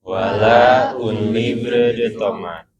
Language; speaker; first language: French; non-native, learner; Indonesian